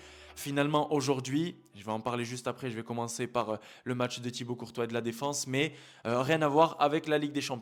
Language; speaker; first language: French; native; French